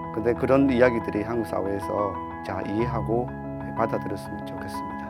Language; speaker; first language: Korean; non-native, fluent; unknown